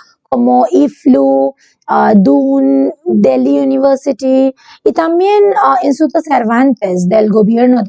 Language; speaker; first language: Spanish; non-native, learner; Bangla